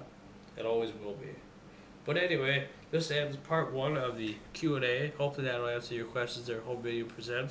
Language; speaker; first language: English; native; English